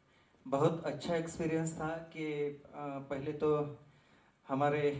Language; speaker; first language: Hindi; non-native, local second language; Marathi